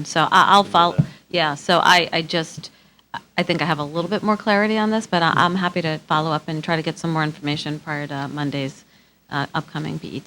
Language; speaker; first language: English; native; English